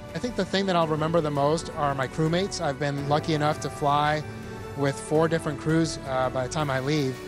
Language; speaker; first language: English; early bilingual, other home language; Spanish